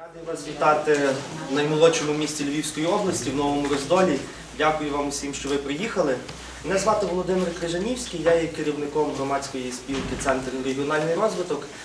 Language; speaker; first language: Ukrainian; native; Ukrainian